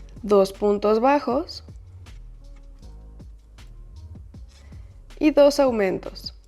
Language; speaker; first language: Spanish; native; Spanish